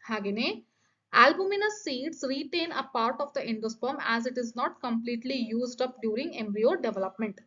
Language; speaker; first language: English; non-native, local second language; Kannada